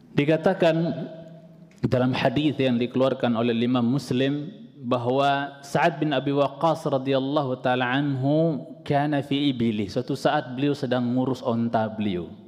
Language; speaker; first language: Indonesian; non-native, local second language; Sundanese